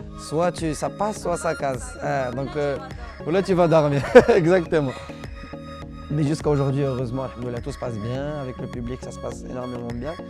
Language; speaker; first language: French; non-native, local second language; Arabic